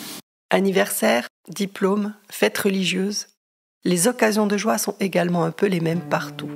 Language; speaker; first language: French; native; French